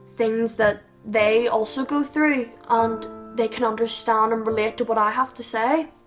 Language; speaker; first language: English; native; English